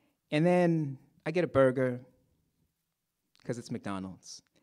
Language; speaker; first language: English; native; English